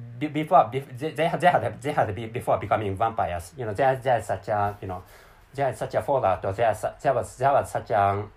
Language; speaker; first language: English; non-native, learner; Japanese